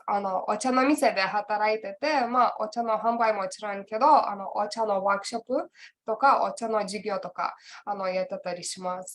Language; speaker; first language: Japanese; non-native, learner; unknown